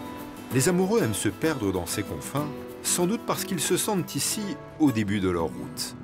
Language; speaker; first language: French; native; French